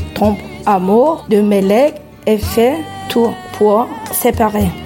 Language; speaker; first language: French; non-native, fluent; Turkish